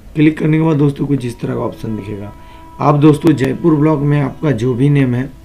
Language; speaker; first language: Hindi; non-native, local second language; Bangla